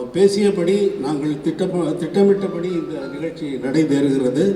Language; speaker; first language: Tamil; native; Tamil